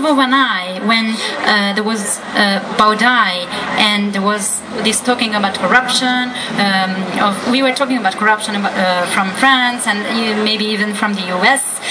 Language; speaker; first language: English; non-native, fluent; Italian